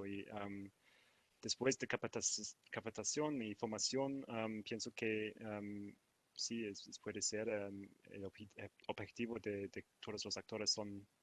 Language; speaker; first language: Spanish; non-native, learner; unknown